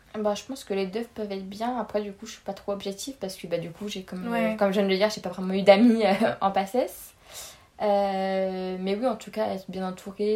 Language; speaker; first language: French; native; French